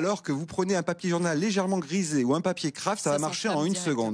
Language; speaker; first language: French; native; French